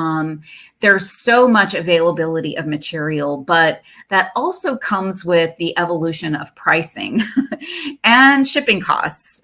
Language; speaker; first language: English; native; English